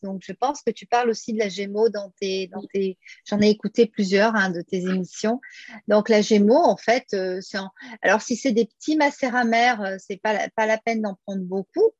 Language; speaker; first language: French; native; French